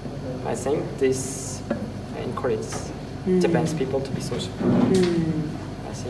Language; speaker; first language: English; non-native, fluent; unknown